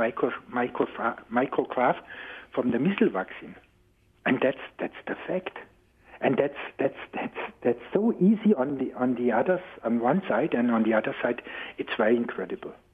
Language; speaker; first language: English; non-native, fluent; German